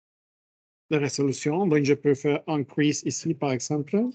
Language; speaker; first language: French; non-native, fluent; Spanish